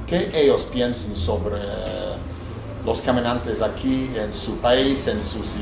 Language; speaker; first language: Spanish; non-native, learner; English